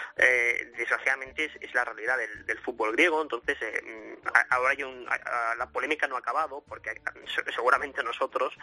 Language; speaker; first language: Spanish; native; Spanish